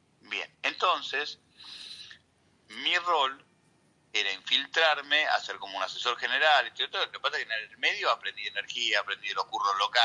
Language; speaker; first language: Spanish; native; Spanish